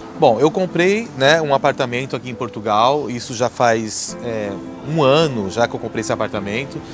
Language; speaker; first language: Portuguese; native; Portuguese